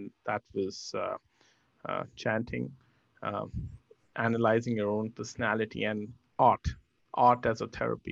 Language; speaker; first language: English; non-native, local second language; Hindi